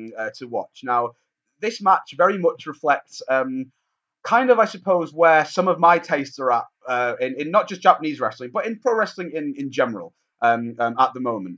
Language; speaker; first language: English; native; English